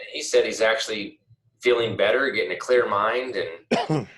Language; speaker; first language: English; native; English